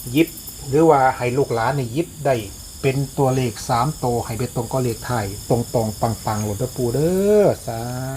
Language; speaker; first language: Thai; native; Thai